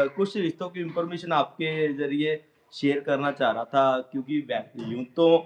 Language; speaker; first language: Hindi; non-native, local second language; Punjabi